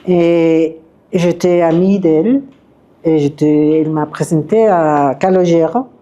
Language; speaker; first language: French; non-native, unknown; Spanish